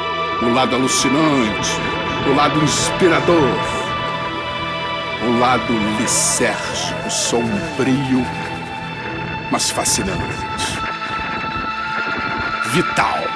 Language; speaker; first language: Portuguese; native; Portuguese